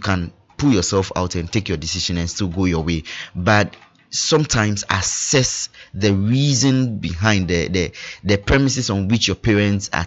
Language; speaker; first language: English; non-native, local second language; Ewe